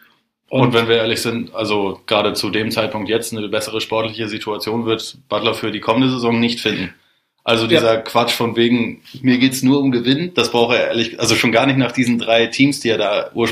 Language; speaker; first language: German; native; German